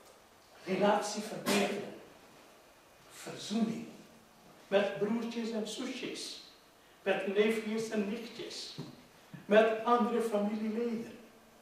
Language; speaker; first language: Dutch; non-native, fluent; Urdu